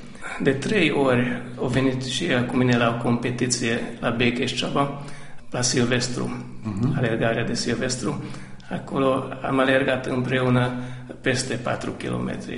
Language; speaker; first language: Romanian; non-native, local second language; Hungarian